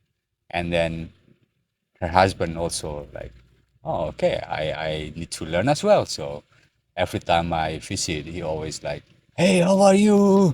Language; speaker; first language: English; non-native, learner; Indonesian